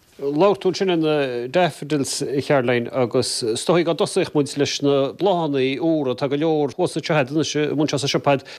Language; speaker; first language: Irish; native; Irish